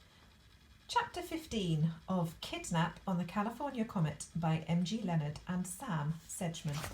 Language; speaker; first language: English; native; English